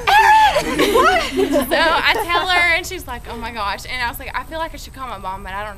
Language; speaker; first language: English; native; English